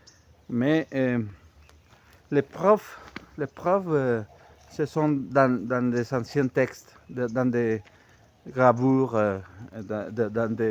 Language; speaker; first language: French; non-native, fluent; Spanish